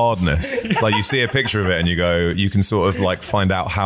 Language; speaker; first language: English; native; English